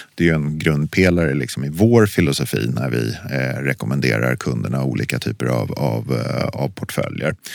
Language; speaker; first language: Swedish; native; Swedish